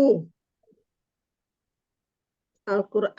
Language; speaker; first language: Arabic; non-native, learner; Indonesian